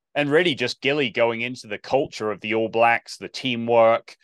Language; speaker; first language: English; native; English